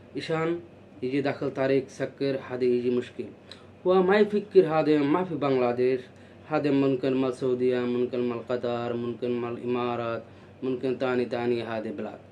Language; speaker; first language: Arabic; non-native, learner; Bangla